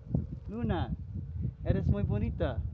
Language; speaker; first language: Spanish; non-native, learner; English